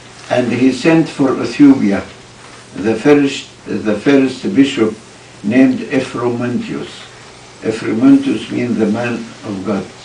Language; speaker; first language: English; non-native, fluent; Arabic